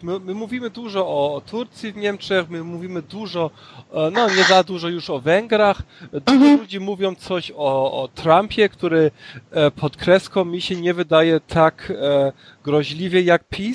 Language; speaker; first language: Polish; early bilingual, other home language; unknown